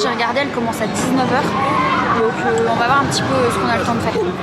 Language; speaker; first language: French; native; French